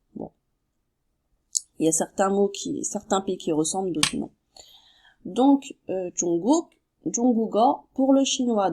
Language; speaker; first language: French; native; French